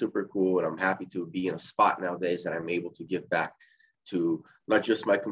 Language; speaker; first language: English; early bilingual, other home language; Portuguese